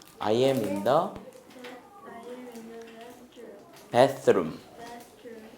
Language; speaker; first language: English; non-native, fluent; Korean